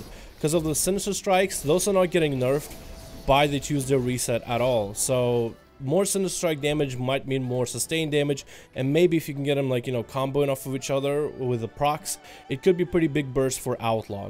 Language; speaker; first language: English; native; English